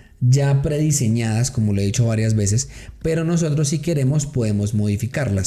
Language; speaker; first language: Spanish; native; Spanish